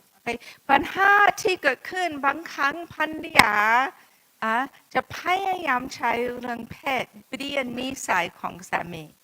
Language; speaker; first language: Thai; non-native, fluent; English